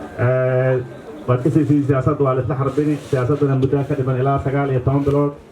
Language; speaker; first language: Somali; native; Somali